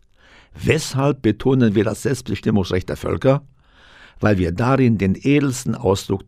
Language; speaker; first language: German; native; German